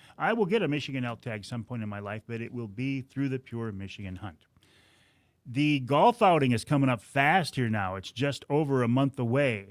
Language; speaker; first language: English; native; English